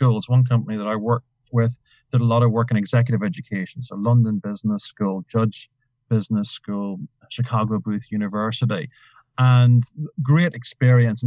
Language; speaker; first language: English; native; English